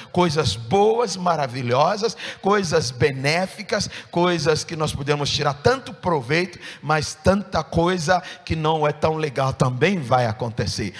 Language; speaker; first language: Portuguese; non-native, fluent; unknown